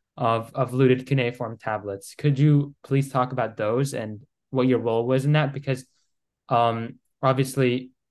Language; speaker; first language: English; non-native, fluent; Greek